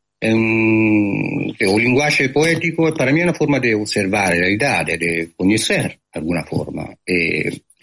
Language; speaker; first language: Galician; non-native, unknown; Italian